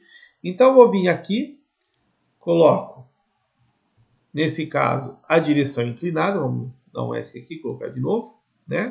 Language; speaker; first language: Portuguese; native; Portuguese